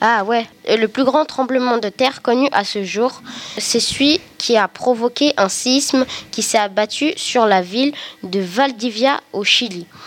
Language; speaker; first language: French; native; French